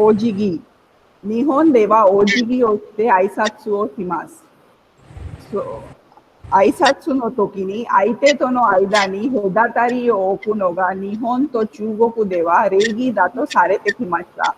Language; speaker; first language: Japanese; non-native, fluent; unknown